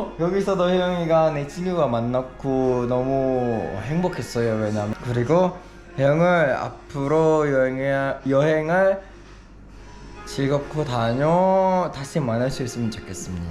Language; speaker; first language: Korean; non-native, learner; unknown